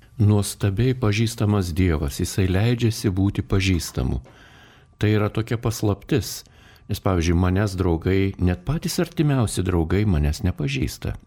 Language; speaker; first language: Lithuanian; native; Lithuanian